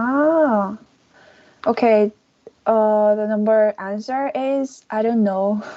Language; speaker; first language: English; non-native, learner; Korean